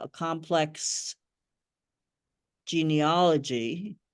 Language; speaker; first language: English; native; English